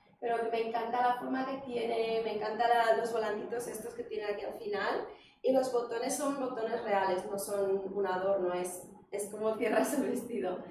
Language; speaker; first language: Spanish; native; Spanish